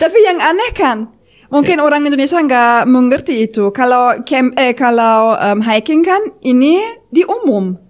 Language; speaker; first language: Indonesian; non-native, fluent; German